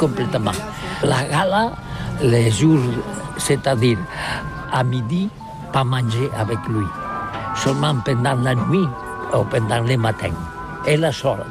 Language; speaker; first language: French; non-native, learner; Catalan